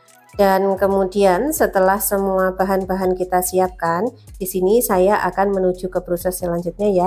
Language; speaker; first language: Indonesian; native; Indonesian